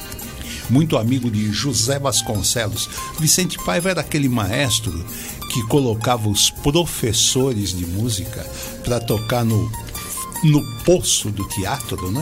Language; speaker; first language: Portuguese; native; Portuguese